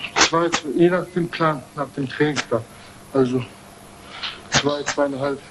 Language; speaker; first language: German; early bilingual, other home language; Turkish